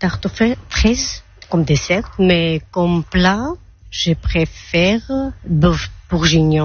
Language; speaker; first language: French; non-native, learner; Georgian